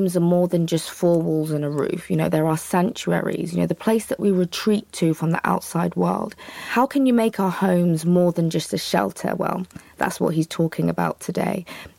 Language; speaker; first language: English; native; English